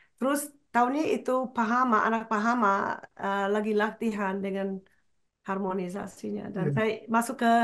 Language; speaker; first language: Indonesian; non-native, fluent; English